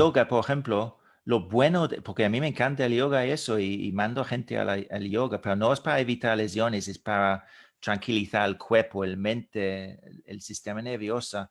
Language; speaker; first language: Spanish; non-native, fluent; English